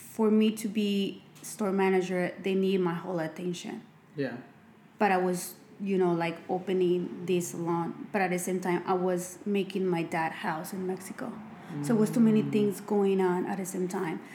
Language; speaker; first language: English; non-native, fluent; Spanish